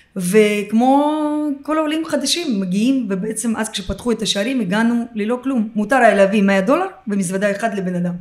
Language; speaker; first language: Hebrew; early bilingual, other home language; Russian